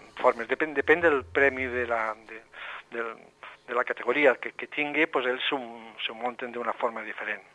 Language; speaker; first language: Catalan; native; Catalan